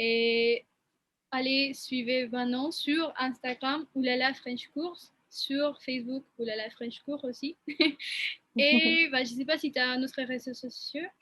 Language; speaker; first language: French; non-native, fluent; Spanish